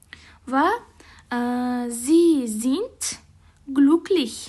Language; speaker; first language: German; non-native, fluent; Uzbek